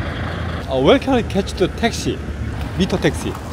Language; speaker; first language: English; non-native, learner; Korean